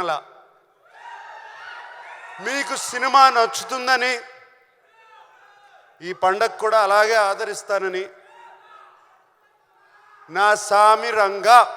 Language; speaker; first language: Telugu; native; Telugu